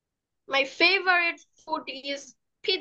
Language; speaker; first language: English; non-native, learner; Bangla